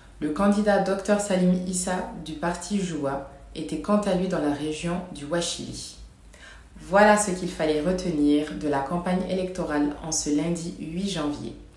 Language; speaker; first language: French; non-native, local second language; Ngazidja Comorian